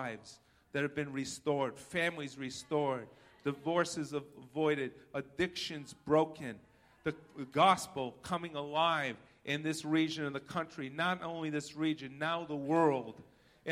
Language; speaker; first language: English; native; English